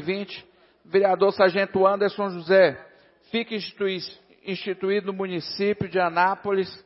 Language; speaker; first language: Portuguese; native; Portuguese